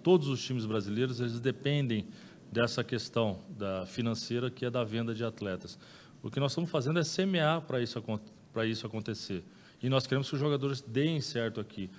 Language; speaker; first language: Portuguese; native; Portuguese